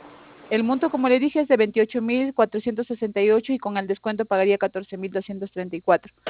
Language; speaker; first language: Spanish; native; Spanish